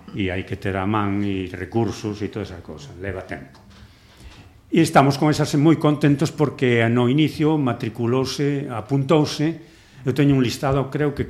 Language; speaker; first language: Galician; non-native, local second language; Spanish